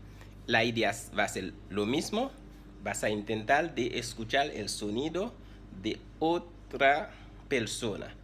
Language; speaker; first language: Spanish; non-native, fluent; Haitian Creole